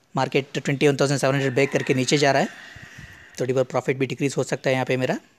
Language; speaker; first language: Hindi; non-native, local second language; Kannada